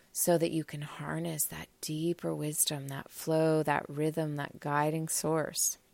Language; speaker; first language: English; native; English